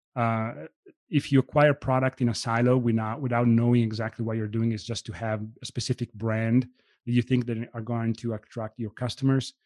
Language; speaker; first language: English; non-native, fluent; Italian